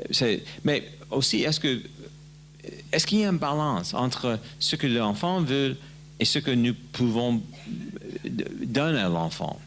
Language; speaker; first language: French; non-native, learner; English